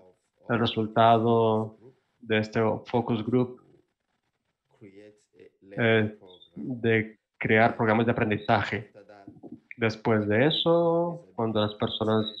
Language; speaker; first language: Spanish; non-native, fluent; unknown